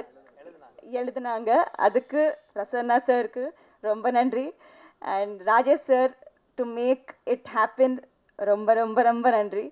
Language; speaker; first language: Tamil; non-native, local second language; Telugu